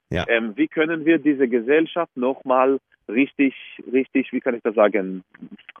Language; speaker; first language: German; non-native, fluent; Hebrew